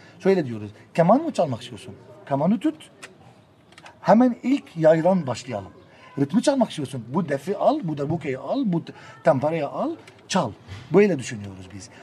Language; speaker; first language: Turkish; non-native, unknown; Arabic